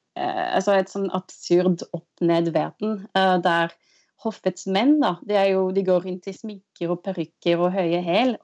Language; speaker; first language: Norwegian; non-native, fluent; French